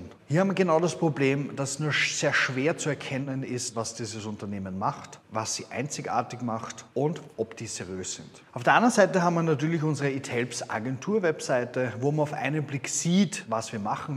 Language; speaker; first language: German; native; German